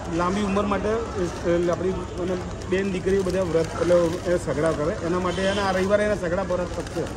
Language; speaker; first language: Gujarati; non-native, local second language; Sindhi